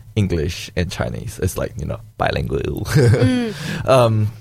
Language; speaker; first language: English; early bilingual, other home language; Chinese